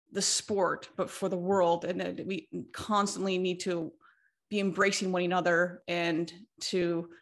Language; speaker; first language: English; native; English